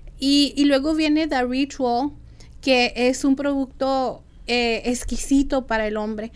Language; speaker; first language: Spanish; native; Spanish